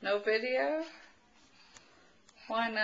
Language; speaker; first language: English; native; English